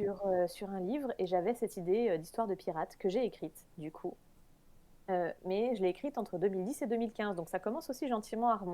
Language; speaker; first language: French; native; French